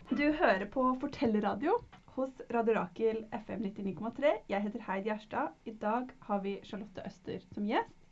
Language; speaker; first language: Norwegian; native; Norwegian